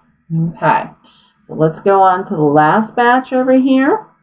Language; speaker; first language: English; native; English